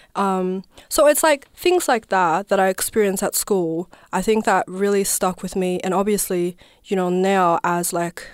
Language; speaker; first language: English; non-native, fluent; Chinese